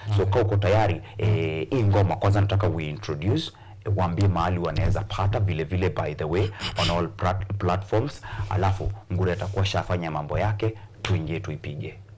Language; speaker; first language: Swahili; non-native, local second language; Luo (Kenya and Tanzania)